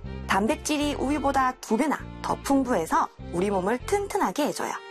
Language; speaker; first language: Korean; native; Korean